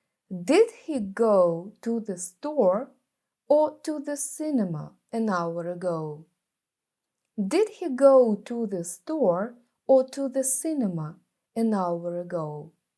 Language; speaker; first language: English; non-native, fluent; Ukrainian